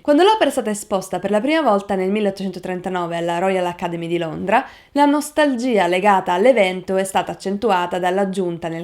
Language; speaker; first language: Italian; native; Italian